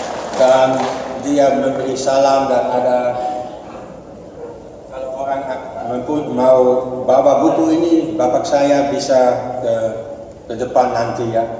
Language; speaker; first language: Indonesian; non-native, fluent; Dutch